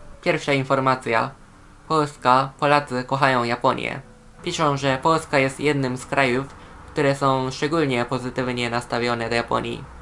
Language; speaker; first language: Polish; non-native, fluent; Japanese